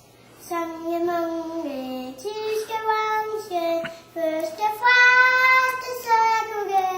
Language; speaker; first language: Danish; early bilingual, heritage; Danish